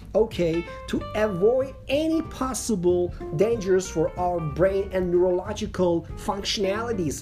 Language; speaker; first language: English; non-native, fluent; Persian